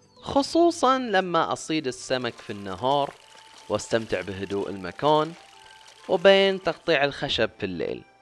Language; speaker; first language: Arabic; native; Arabic